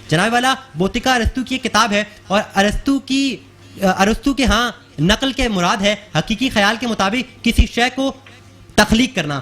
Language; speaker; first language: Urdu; native; Urdu